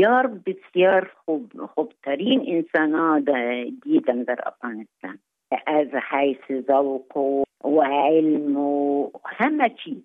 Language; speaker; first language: Persian; non-native, fluent; Arabic